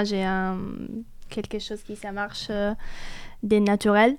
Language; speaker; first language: French; non-native, fluent; Italian